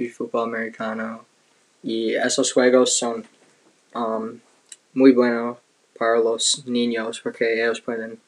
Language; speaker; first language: Spanish; non-native, learner; English